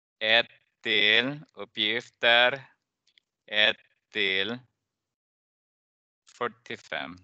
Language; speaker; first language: Swedish; non-native, fluent; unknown